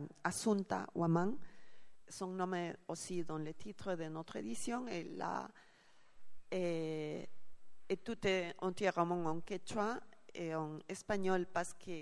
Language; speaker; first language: French; non-native, learner; Spanish